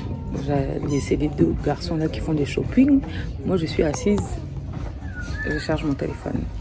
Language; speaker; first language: French; native; French